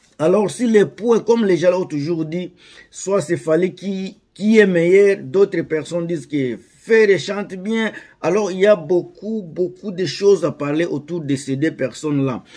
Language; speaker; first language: French; non-native, local second language; Lingala